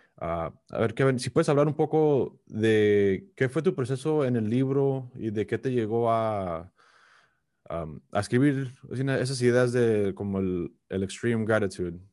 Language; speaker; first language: Spanish; early bilingual, heritage; Spanish